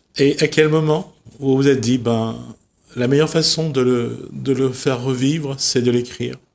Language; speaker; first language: French; native; French